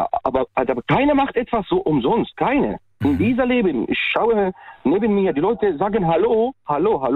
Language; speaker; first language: German; non-native, learner; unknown